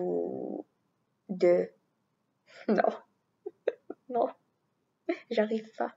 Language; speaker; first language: French; non-native, learner; English